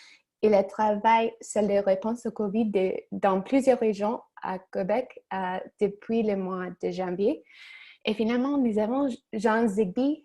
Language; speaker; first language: French; non-native, learner; English